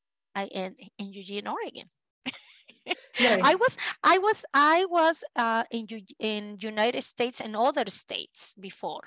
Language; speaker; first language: English; non-native, fluent; Spanish